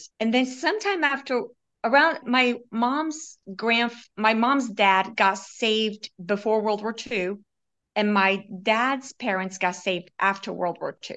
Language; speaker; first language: English; early bilingual, other home language; Romanian